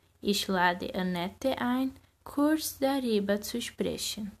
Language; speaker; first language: German; non-native, learner; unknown